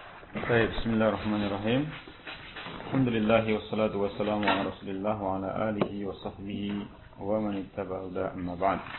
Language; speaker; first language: Arabic; non-native, fluent; Indonesian